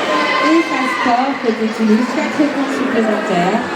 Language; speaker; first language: French; native; French